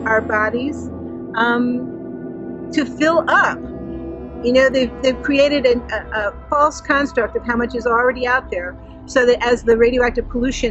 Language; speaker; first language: English; native; English